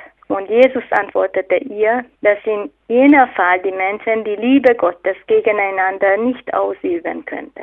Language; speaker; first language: German; non-native, fluent; Hungarian